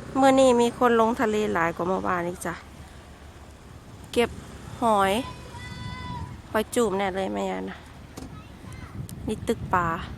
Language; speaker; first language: Thai; native; Thai